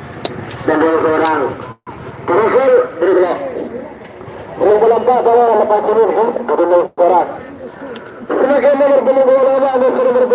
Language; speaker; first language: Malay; non-native, local second language; Madurese